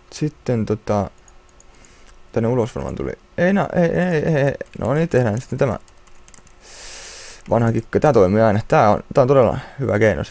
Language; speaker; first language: Finnish; native; Finnish